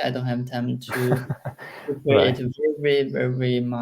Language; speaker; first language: English; non-native, learner; Chinese